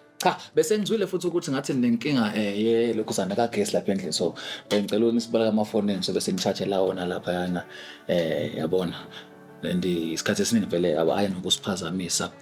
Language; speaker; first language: Zulu; native; Zulu